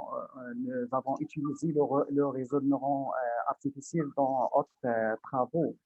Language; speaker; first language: French; non-native, local second language; Arabic